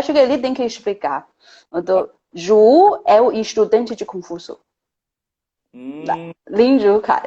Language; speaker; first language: Portuguese; non-native, fluent; Chinese